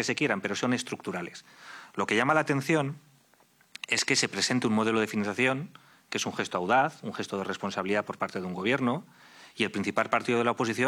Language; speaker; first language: Spanish; native; Spanish